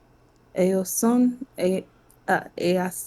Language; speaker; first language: Spanish; non-native, learner; English